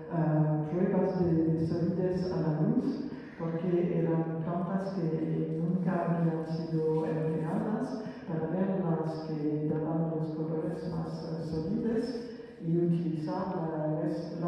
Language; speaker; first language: Spanish; non-native, fluent; French